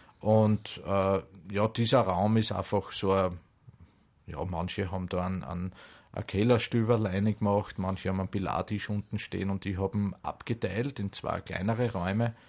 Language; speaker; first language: German; native; German